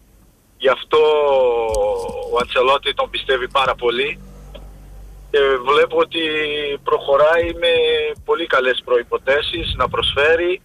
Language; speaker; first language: Greek; non-native, fluent; Portuguese